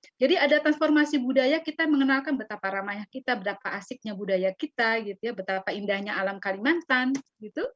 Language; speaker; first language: Indonesian; native; Indonesian